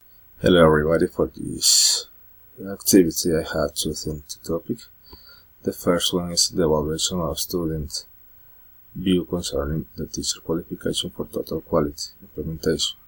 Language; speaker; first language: English; non-native, learner; Spanish